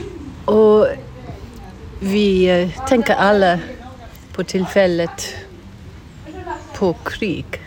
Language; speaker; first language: Swedish; non-native, fluent; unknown